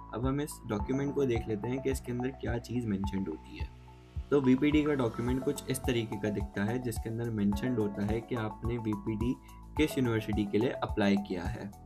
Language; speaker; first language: Urdu; native; Urdu